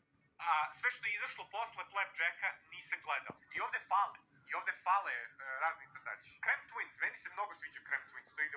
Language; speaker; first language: Bosnian; native; Bosnian